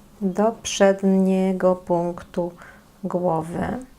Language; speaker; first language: Polish; native; Polish